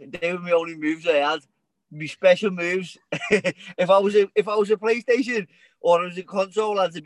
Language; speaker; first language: English; native; English